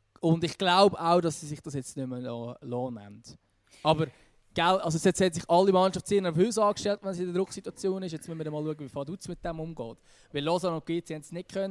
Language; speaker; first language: German; native; German